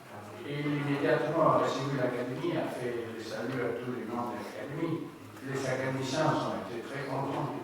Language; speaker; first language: French; non-native, learner; Spanish